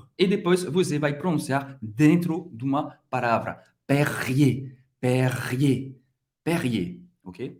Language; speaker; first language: Portuguese; non-native, fluent; French